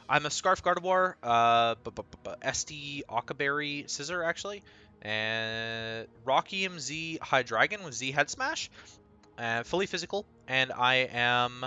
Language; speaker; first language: English; native; English